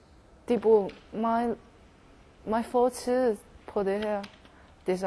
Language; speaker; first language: Danish; non-native, learner; Chinese